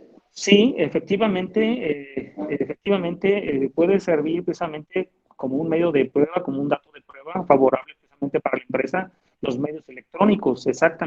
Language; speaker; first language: Spanish; native; Spanish